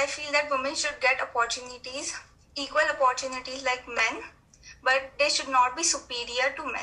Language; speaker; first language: English; non-native, local second language; Hindi